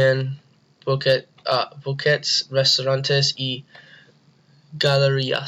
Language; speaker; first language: Spanish; non-native, learner; English